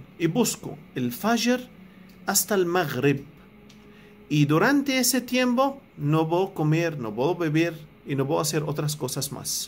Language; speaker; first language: Spanish; non-native, fluent; Arabic